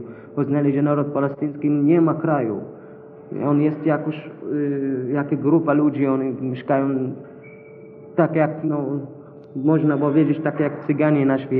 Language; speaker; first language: Polish; non-native, fluent; Arabic